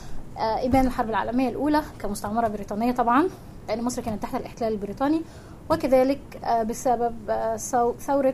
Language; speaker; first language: Arabic; native; Arabic